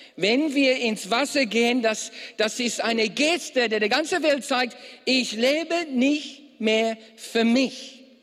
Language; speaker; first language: German; non-native, fluent; English